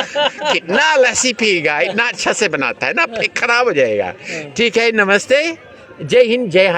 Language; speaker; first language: Hindi; non-native, fluent; English